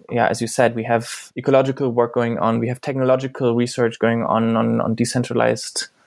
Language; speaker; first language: English; non-native, fluent; German